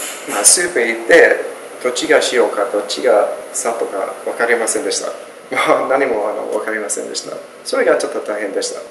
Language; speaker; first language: Japanese; non-native, learner; English